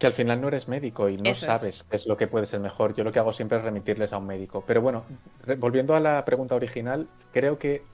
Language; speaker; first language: Spanish; native; Spanish